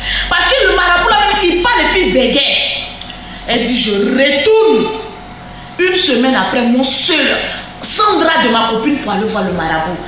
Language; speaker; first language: French; non-native, local second language; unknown